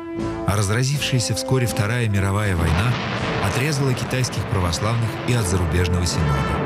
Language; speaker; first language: Russian; native; Russian